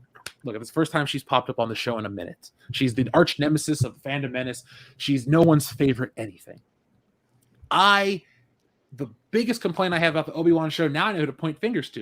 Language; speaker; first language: English; native; English